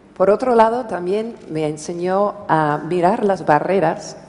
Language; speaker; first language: Spanish; non-native, fluent; English